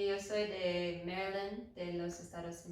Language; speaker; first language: Spanish; non-native, learner; English